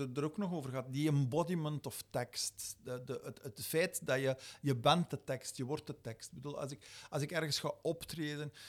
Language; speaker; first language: Dutch; native; Dutch